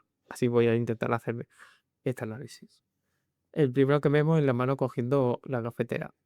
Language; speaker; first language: Spanish; native; Spanish